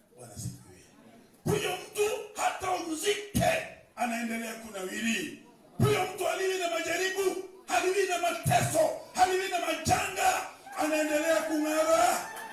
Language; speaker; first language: Swahili; non-native, local second language; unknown